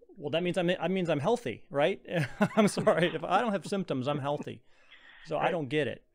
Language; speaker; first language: English; native; English